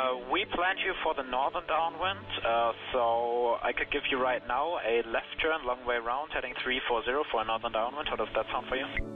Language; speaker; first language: English; non-native, fluent; German